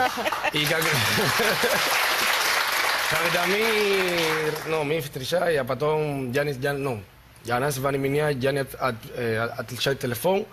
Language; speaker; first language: Russian; non-native, learner; Spanish